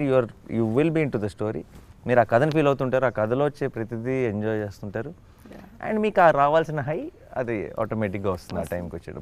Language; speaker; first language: Telugu; native; Telugu